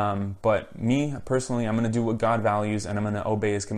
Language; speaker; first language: English; native; English